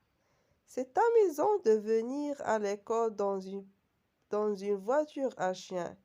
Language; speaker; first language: French; non-native, local second language; Arabic